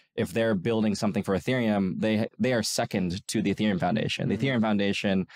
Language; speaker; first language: English; native; English